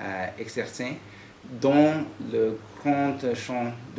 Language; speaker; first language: French; non-native, fluent; Spanish